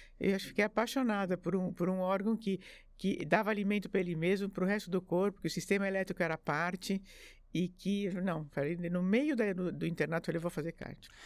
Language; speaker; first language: Portuguese; early bilingual, other home language; French